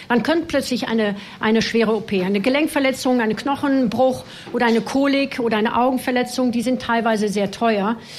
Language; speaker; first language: German; non-native, fluent; French